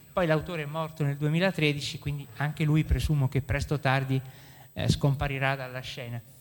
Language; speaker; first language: Italian; native; Italian